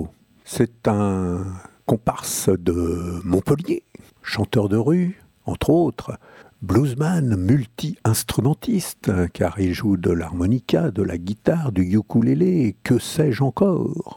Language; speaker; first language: French; native; French